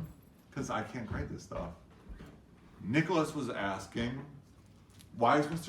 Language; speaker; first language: English; native; English